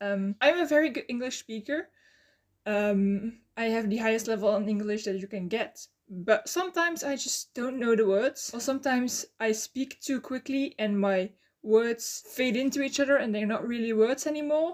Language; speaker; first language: English; non-native, fluent; Dutch